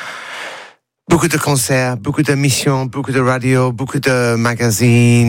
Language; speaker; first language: French; non-native, learner; English